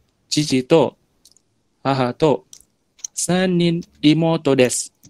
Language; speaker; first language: Japanese; non-native, learner; Malay